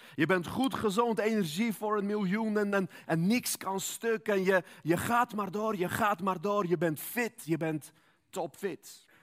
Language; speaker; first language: Dutch; non-native, fluent; Armenian